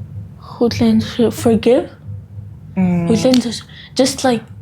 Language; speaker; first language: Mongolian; early bilingual, heritage; Mongolian